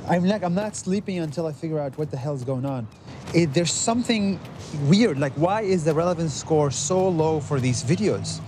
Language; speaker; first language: English; non-native, fluent; Arabic